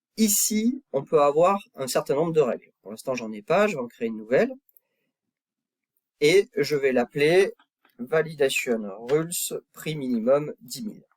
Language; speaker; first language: French; native; French